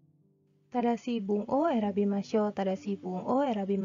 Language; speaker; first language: Japanese; non-native, learner; Indonesian